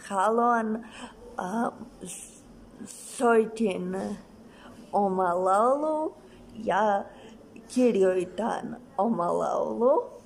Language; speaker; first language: Finnish; non-native, learner; Russian